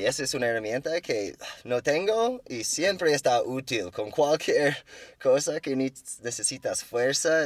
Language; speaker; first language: Spanish; non-native, fluent; English